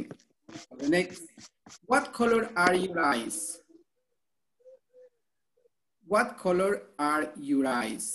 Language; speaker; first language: English; non-native, fluent; Spanish